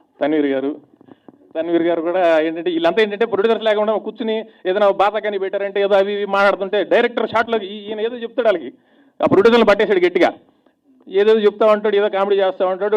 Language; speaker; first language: Telugu; native; Telugu